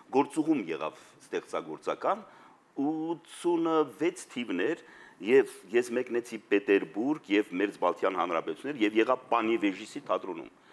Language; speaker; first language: Armenian; native; Armenian